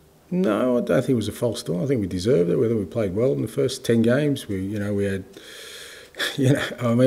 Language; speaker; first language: English; native; English